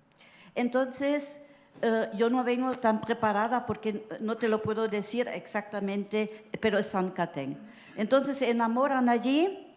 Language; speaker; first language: Spanish; early bilingual, heritage; Spanish